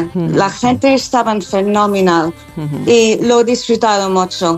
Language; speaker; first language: Spanish; non-native, fluent; English